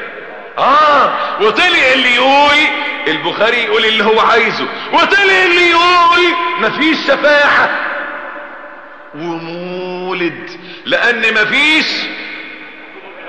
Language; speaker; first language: Arabic; native; Arabic